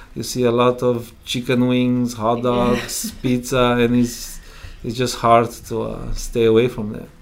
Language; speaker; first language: English; non-native, fluent; Romanian